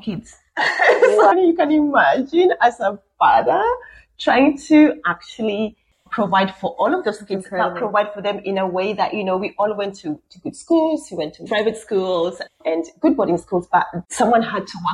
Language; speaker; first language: English; non-native, local second language; Luo (Kenya and Tanzania)